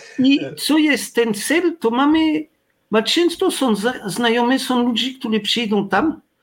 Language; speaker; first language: Polish; non-native, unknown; French